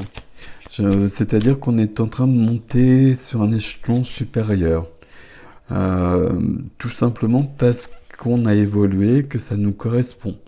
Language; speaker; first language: French; native; French